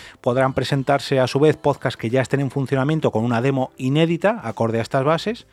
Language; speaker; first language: Spanish; native; Spanish